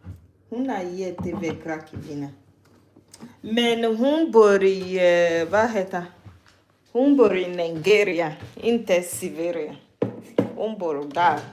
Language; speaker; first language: Swedish; non-native, learner; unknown